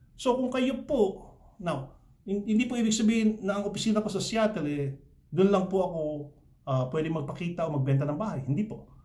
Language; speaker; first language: Filipino; early bilingual, heritage; Filipino